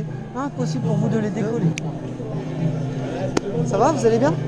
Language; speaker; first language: French; native; French